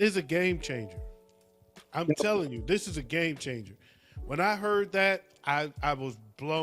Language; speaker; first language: English; native; English